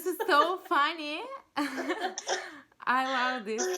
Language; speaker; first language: English; non-native, learner; Turkish